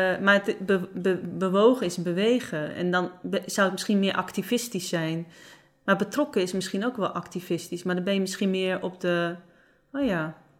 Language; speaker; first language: Dutch; non-native, local second language; Western Frisian